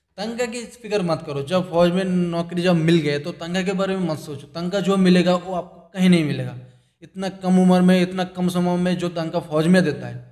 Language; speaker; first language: Hindi; non-native, local second language; Bangla